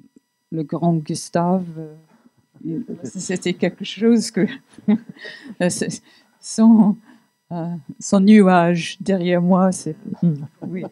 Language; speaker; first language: French; non-native, fluent; English